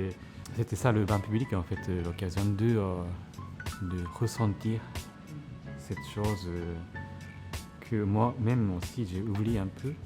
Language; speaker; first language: French; non-native, fluent; Japanese